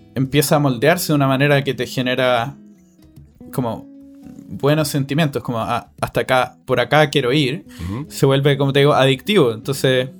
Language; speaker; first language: Spanish; native; Spanish